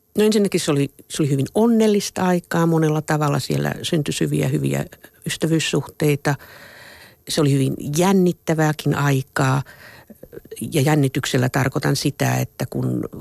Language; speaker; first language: Finnish; native; Finnish